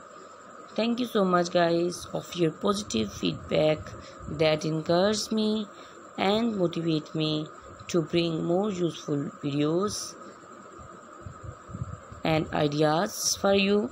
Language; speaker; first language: English; non-native, learner; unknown